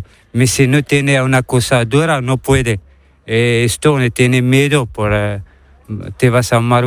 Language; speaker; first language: Spanish; non-native, learner; Arabic